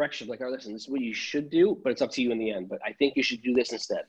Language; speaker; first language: English; early bilingual, other home language; Italian